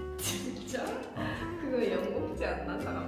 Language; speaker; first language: Korean; non-native, fluent; Japanese